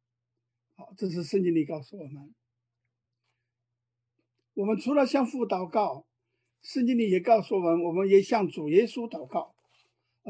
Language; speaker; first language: Chinese; native; Chinese